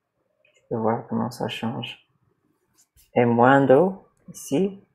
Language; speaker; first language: French; non-native, learner; English